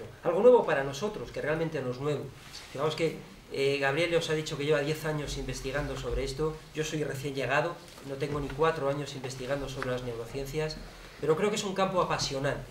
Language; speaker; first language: Spanish; native; Spanish